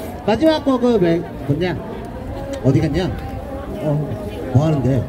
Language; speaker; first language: Korean; native; Korean